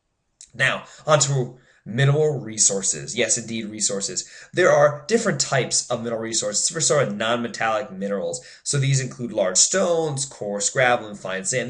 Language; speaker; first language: English; native; English